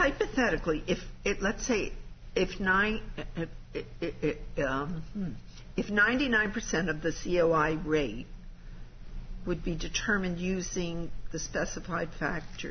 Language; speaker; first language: English; native; English